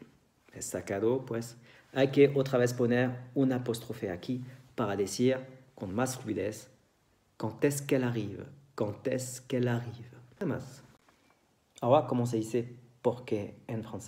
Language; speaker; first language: Spanish; non-native, fluent; French